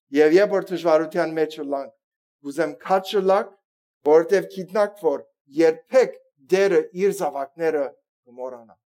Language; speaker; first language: Armenian; early bilingual, heritage; Armenian